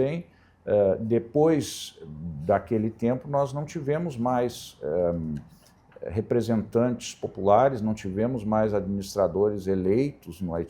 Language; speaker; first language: Portuguese; native; Portuguese